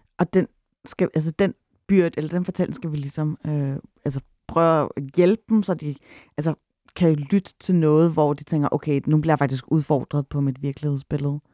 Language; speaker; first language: Danish; early bilingual, other home language; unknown